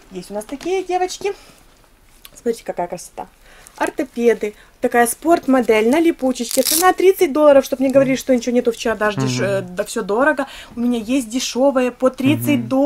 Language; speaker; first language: Russian; native; Russian